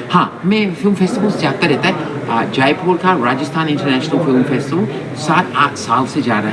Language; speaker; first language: Hindi; non-native, fluent; English